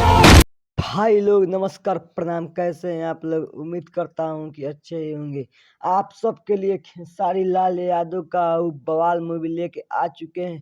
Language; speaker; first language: Hindi; non-native, local second language; Bhojpuri